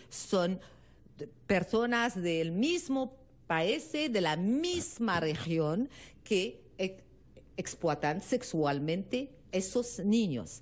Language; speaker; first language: Spanish; non-native, learner; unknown